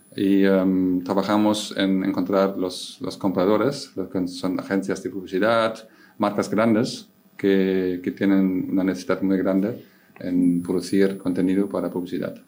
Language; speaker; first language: Spanish; non-native, fluent; German